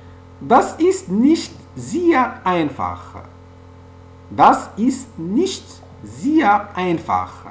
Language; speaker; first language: German; non-native, fluent; French